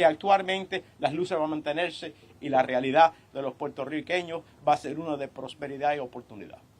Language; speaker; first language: Spanish; early bilingual, other home language; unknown